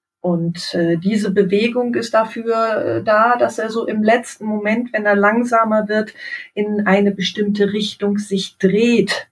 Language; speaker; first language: German; native; German